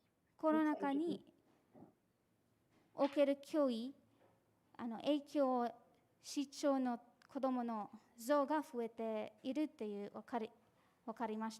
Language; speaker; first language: Japanese; non-native, fluent; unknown